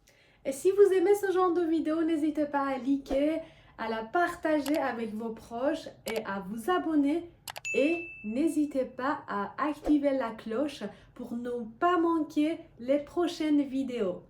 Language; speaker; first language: French; non-native, fluent; Persian